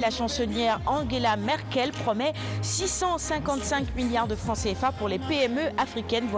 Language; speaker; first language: French; non-native, local second language; Wolof